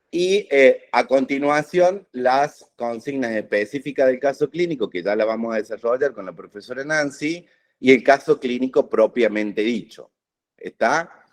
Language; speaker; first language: Spanish; native; Spanish